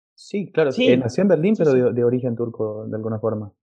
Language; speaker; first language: Spanish; native; Spanish